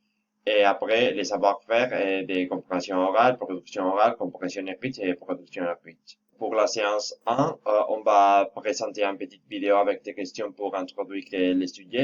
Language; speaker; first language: French; non-native, fluent; Spanish